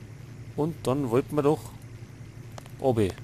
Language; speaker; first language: German; native; German